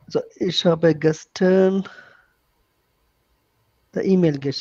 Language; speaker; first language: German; non-native, learner; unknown